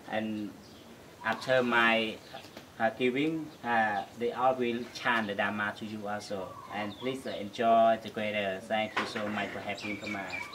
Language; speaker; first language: English; non-native, learner; Khmer